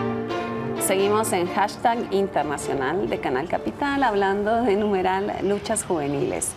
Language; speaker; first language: Spanish; native; Spanish